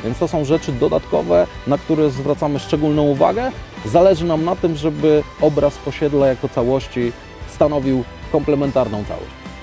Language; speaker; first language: Polish; native; Polish